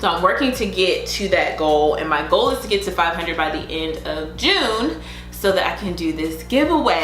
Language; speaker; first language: English; native; English